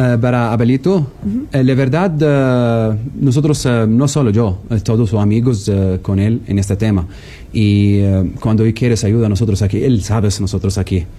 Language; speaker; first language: Spanish; non-native, learner; Arabic